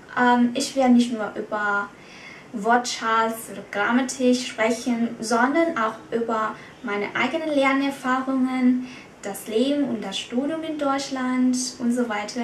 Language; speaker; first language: German; non-native, fluent; Vietnamese